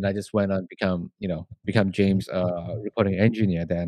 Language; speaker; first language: English; non-native, local second language; Chinese